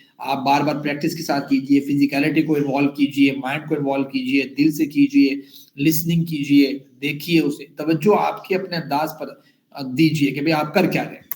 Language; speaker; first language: Urdu; native; Urdu